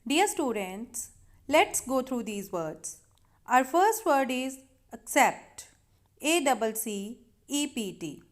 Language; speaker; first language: English; non-native, local second language; Punjabi